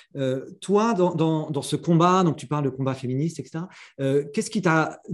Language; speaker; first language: French; native; French